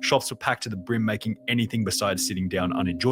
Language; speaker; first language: English; native; English